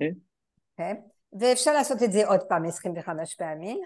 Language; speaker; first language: Hebrew; non-native, fluent; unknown